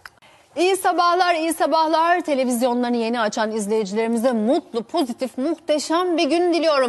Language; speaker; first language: Turkish; native; Turkish